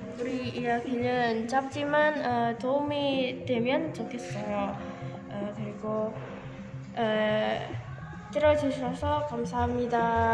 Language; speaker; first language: Korean; non-native, learner; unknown